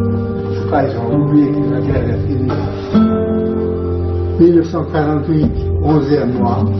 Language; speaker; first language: French; non-native, fluent; Hungarian